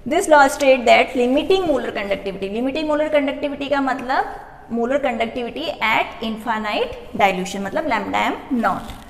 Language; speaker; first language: Hindi; native; Hindi